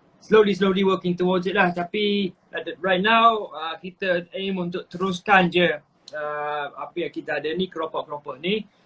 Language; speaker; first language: Malay; non-native, fluent; English